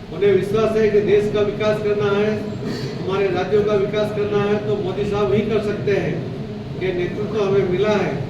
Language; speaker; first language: Hindi; non-native, local second language; Gujarati